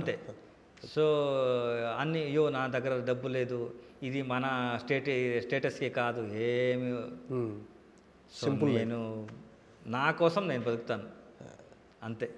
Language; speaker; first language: Telugu; non-native, learner; Kannada